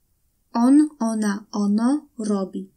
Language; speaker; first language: Polish; native; Polish